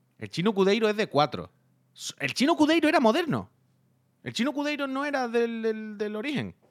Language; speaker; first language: Spanish; native; Spanish